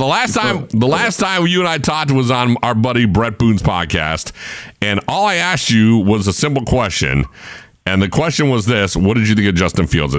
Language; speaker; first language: English; native; English